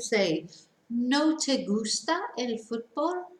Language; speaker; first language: Spanish; non-native, fluent; English